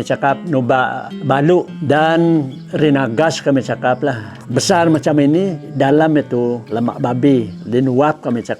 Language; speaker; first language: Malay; non-native, local second language; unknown